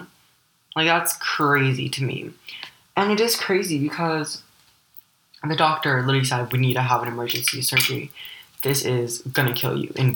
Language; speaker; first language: English; early bilingual, other home language; Ukrainian